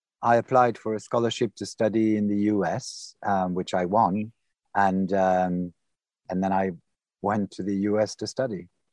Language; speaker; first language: English; non-native, fluent; French